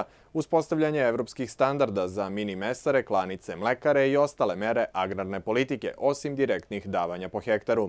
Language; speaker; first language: Serbian; native; Serbian